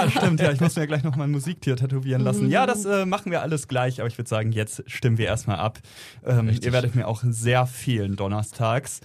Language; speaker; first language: German; native; German